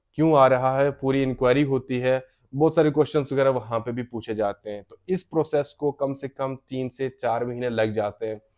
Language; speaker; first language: Hindi; native; Hindi